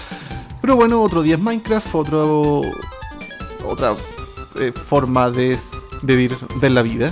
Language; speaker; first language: Spanish; native; Spanish